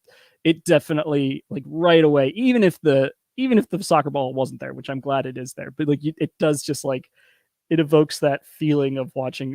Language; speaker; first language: English; native; English